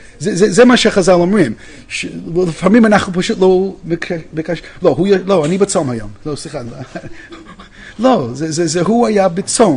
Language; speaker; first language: Hebrew; non-native, fluent; English